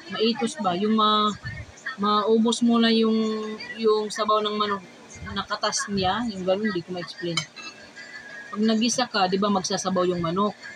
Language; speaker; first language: Filipino; non-native, local second language; Cebuano